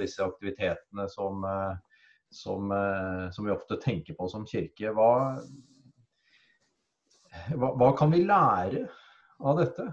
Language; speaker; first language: Norwegian; native; Norwegian